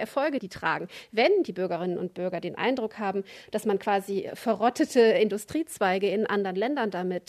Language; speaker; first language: German; native; German